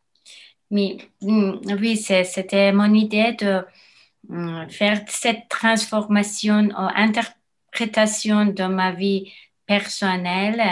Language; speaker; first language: French; non-native, learner; Persian